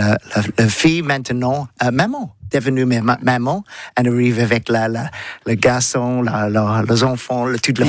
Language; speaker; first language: French; non-native, learner; English